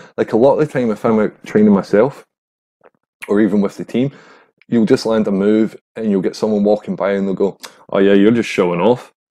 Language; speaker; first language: English; native; English